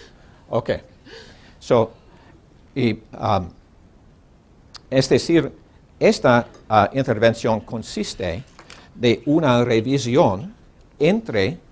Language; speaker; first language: Spanish; non-native, learner; English